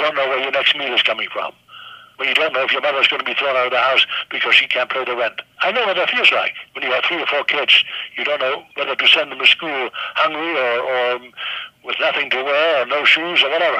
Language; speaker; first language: English; non-native, fluent; German